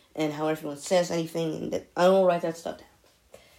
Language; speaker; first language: English; non-native, fluent; Dutch